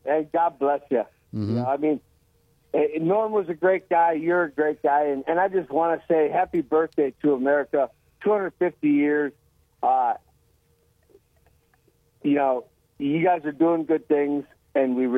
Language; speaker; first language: English; native; English